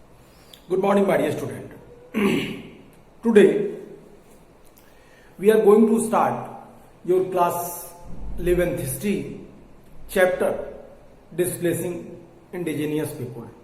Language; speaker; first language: English; non-native, local second language; Hindi